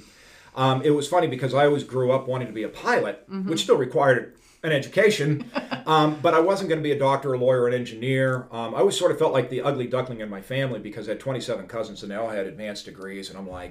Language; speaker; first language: English; native; English